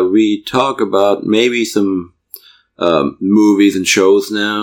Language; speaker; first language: English; non-native, fluent; German